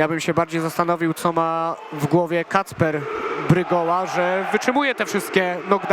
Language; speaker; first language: Polish; native; Polish